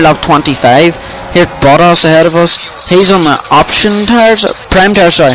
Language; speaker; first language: English; native; English